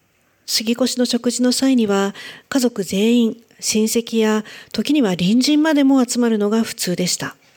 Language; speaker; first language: Japanese; native; Japanese